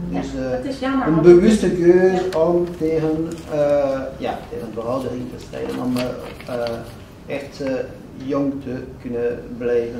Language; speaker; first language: Dutch; non-native, fluent; French